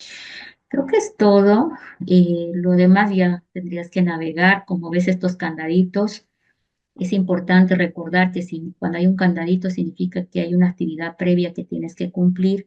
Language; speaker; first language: Spanish; native; Spanish